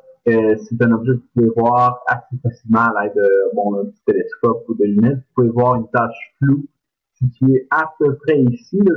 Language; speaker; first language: French; native; French